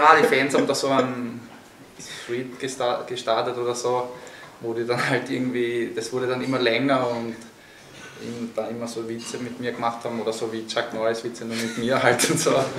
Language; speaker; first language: German; native; German